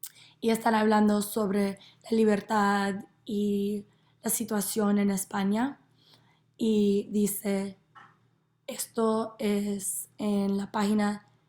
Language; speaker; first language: Spanish; non-native, learner; English